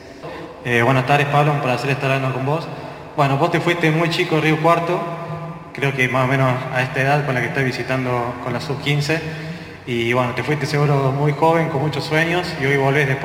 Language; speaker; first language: Spanish; native; Spanish